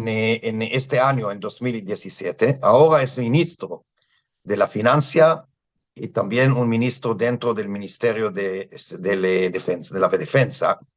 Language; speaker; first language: Spanish; non-native, fluent; Hebrew